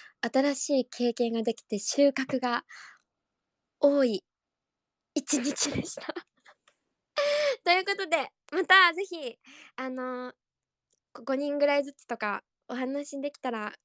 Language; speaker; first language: Japanese; native; Japanese